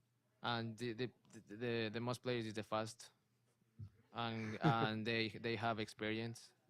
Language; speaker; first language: English; non-native, learner; Spanish